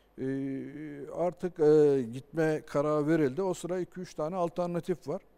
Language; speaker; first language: Turkish; native; Turkish